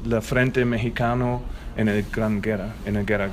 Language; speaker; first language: Spanish; non-native, learner; German